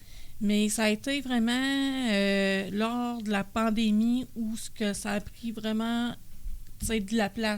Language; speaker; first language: French; native; French